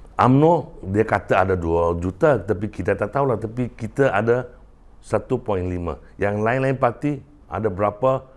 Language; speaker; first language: Malay; non-native, local second language; Cantonese